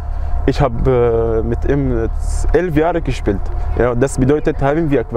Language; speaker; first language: German; non-native, learner; Arabic